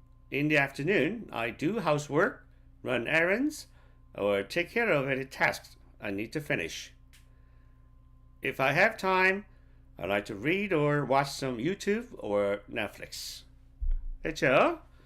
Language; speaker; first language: English; non-native, fluent; Korean